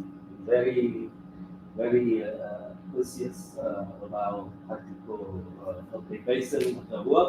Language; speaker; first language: English; non-native, fluent; French